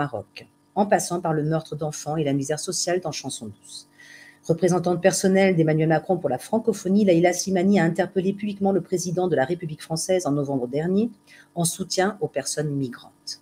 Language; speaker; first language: French; native; French